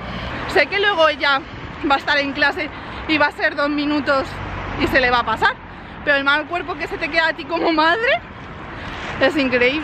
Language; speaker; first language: Spanish; native; Spanish